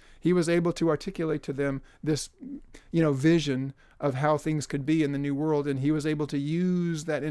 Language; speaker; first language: English; native; English